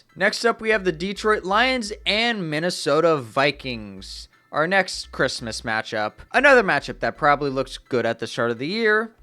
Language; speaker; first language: English; native; English